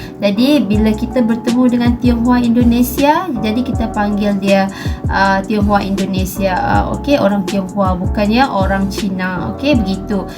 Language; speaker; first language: Malay; native; Malay